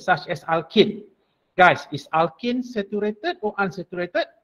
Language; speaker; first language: English; non-native, local second language; Malay